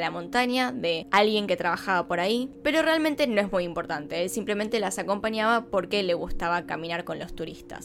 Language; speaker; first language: Spanish; native; Spanish